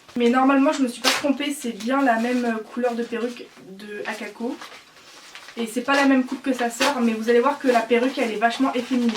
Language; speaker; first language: French; native; French